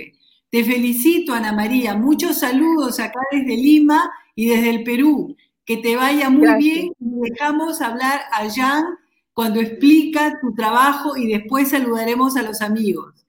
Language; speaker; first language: Spanish; native; Spanish